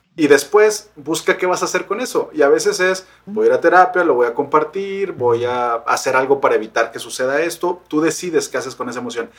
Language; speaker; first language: Spanish; native; Spanish